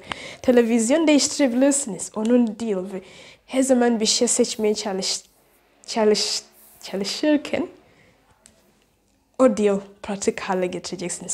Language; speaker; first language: Turkish; non-native, learner; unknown